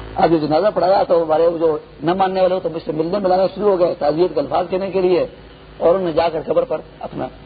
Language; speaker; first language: Urdu; non-native, local second language; Pashto